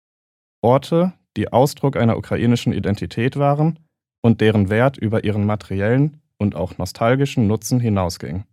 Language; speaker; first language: German; native; German